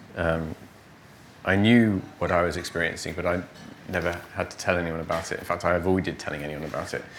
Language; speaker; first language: English; native; English